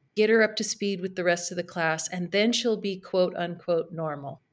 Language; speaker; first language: English; native; English